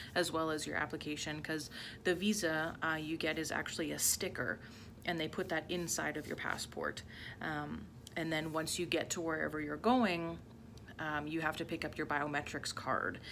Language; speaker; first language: English; native; English